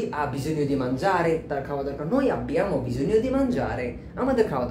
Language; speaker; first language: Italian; non-native, fluent; Bangla